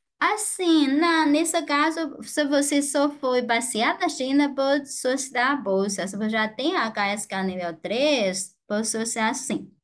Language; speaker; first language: Portuguese; non-native, fluent; Chinese